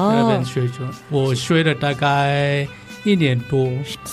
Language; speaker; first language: Chinese; non-native, learner; Balinese